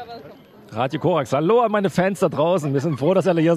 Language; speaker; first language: German; native; German